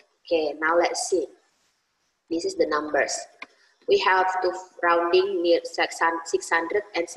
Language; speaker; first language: English; non-native, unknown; Indonesian